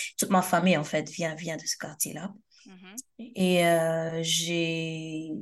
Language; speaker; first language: French; non-native, local second language; Haitian Creole